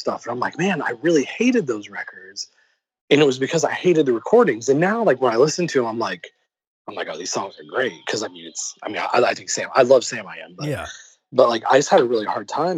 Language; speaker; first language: English; native; English